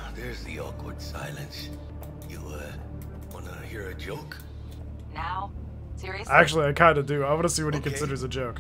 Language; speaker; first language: English; native; English